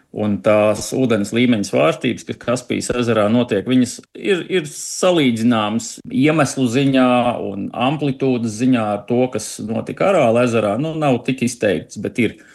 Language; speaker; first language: Latvian; native; Latvian